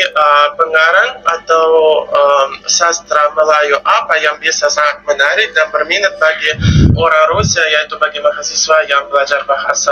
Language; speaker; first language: Indonesian; non-native, fluent; Russian